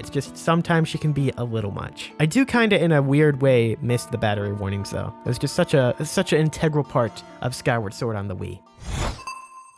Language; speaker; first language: English; native; English